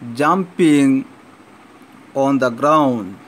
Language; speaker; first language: English; non-native, local second language; Sylheti